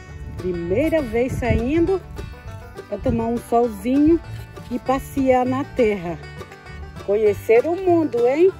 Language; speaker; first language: Portuguese; native; Portuguese